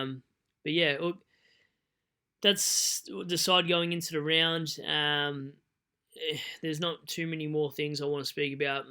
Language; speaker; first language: English; native; English